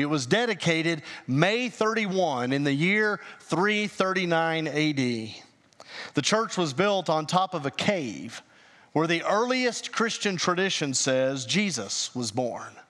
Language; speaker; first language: English; native; English